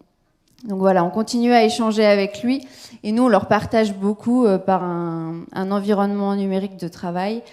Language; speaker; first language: French; native; French